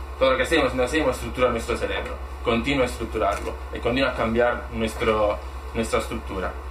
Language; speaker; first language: Spanish; non-native, fluent; Italian